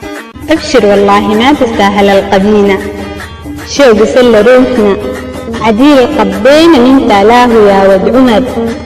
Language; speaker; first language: Arabic; native; Arabic